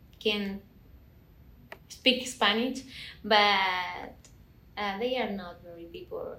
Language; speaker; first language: English; non-native, learner; Spanish